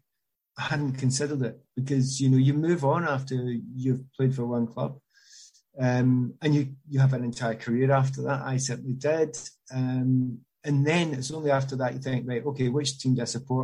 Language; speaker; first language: English; native; English